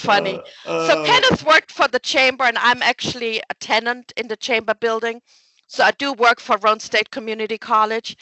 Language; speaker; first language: English; non-native, fluent; German